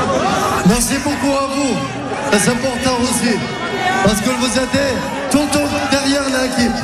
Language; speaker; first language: French; non-native, learner; Arabic